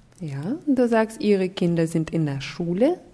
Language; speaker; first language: German; non-native, fluent; Russian